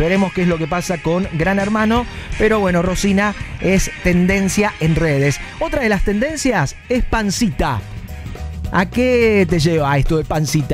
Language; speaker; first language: Spanish; native; Spanish